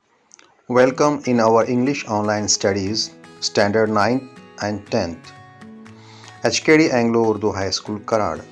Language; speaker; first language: English; non-native, local second language; Urdu